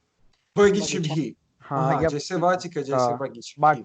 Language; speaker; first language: Hindi; non-native, learner; Russian